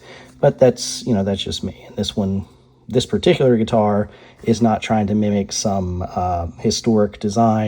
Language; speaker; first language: English; native; English